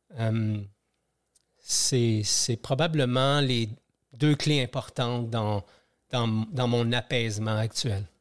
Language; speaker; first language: French; native; French